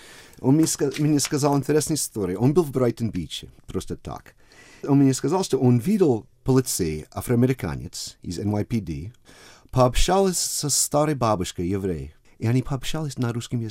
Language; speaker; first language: Russian; non-native, fluent; English